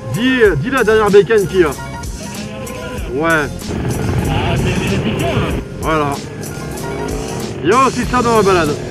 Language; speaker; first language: French; native; French